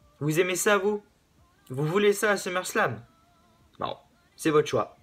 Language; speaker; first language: French; native; French